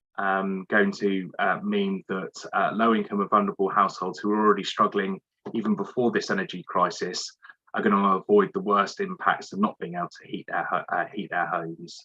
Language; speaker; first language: English; native; English